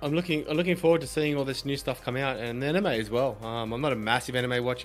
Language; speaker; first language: English; native; English